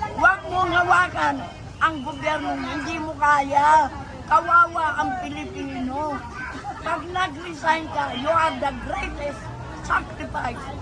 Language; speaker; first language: Filipino; non-native, local second language; Iloko